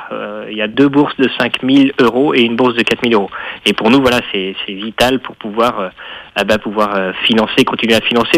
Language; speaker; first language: French; native; French